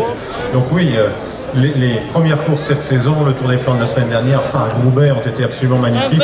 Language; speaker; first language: French; native; French